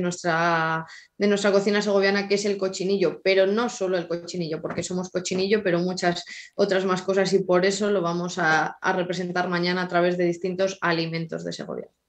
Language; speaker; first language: Spanish; native; Spanish